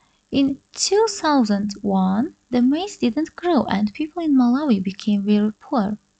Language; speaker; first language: English; non-native, fluent; Azerbaijani